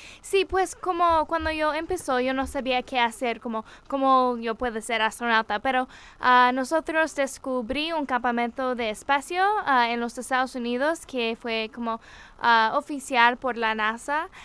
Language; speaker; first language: Spanish; non-native, learner; English